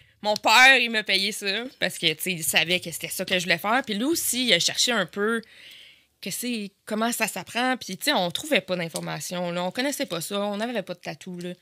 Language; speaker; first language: French; native; French